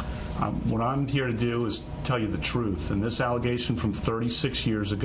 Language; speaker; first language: English; native; English